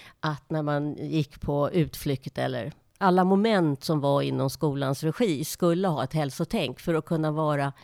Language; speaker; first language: Swedish; native; Swedish